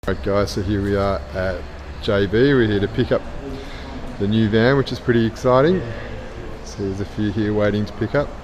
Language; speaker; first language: English; native; English